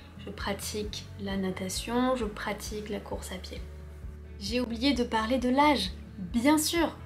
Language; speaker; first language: French; native; French